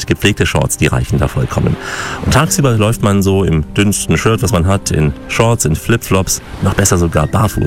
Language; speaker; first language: German; native; German